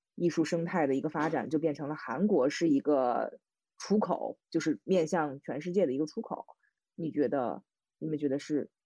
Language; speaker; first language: Chinese; native; Chinese